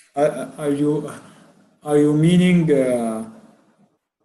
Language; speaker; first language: English; non-native, learner; Arabic